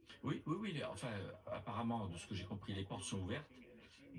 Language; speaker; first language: French; native; French